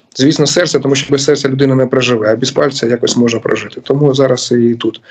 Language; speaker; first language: Ukrainian; native; Ukrainian